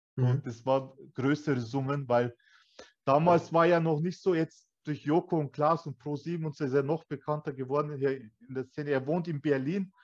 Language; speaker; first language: German; early bilingual, other home language; Turkish